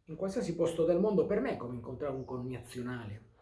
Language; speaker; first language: Italian; non-native, fluent; Basque